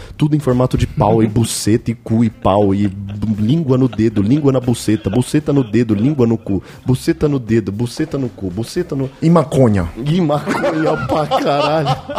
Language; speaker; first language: Portuguese; native; Portuguese